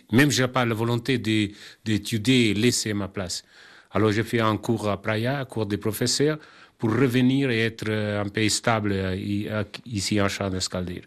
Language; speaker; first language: French; non-native, learner; Kabuverdianu